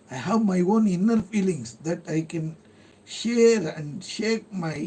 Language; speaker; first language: English; non-native, local second language; Telugu